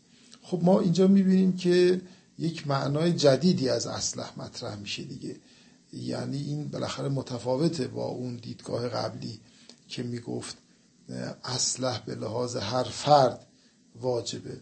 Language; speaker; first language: Persian; native; Persian